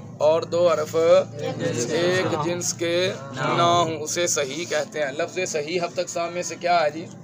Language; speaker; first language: Urdu; non-native, local second language; Punjabi